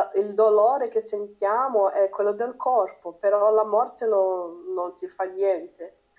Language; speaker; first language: Italian; non-native, learner; Portuguese